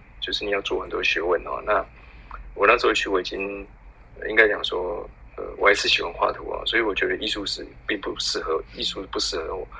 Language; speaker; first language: Chinese; native; Chinese